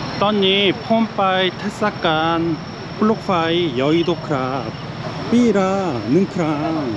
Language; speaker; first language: Thai; non-native, learner; Korean